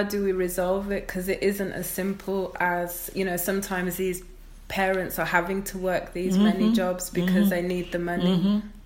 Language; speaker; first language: English; native; English